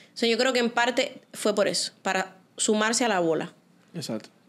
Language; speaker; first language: Spanish; native; Spanish